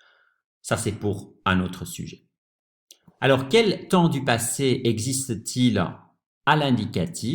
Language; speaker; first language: French; non-native, fluent; Dutch